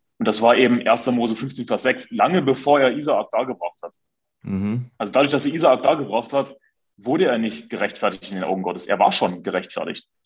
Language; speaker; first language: German; native; German